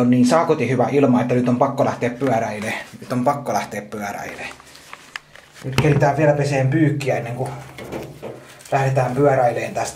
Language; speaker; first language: Finnish; native; Finnish